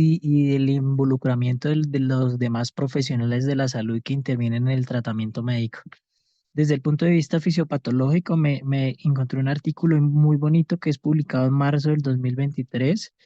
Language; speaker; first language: Spanish; native; Spanish